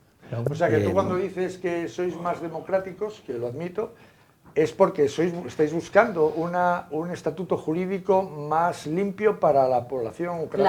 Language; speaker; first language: Spanish; native; Spanish